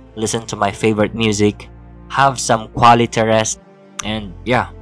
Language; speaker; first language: English; non-native, local second language; Filipino